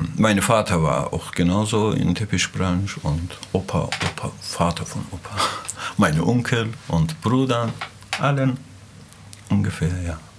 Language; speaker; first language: German; non-native, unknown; Azerbaijani